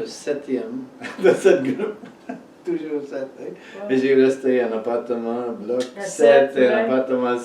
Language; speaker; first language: French; non-native, fluent; English